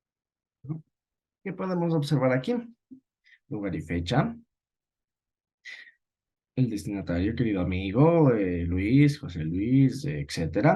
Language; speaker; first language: Spanish; native; Spanish